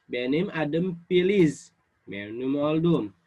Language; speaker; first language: Turkish; non-native, fluent; Indonesian